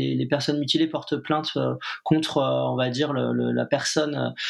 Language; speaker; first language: French; native; French